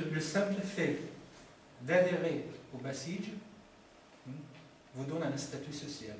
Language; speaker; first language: French; non-native, fluent; Persian